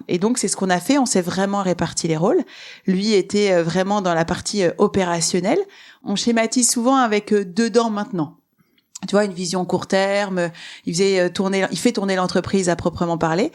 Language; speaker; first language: French; native; French